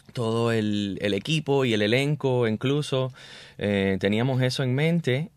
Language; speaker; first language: Spanish; early bilingual, heritage; Spanish